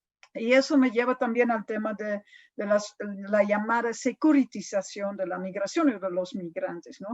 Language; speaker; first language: Spanish; non-native, fluent; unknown